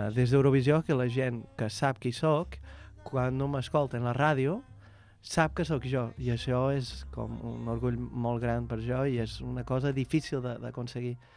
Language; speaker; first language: Catalan; non-native, fluent; Portuguese